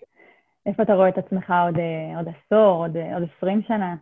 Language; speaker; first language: Hebrew; native; Hebrew